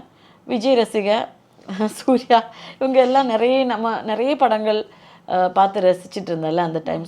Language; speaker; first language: Tamil; non-native, local second language; Malayalam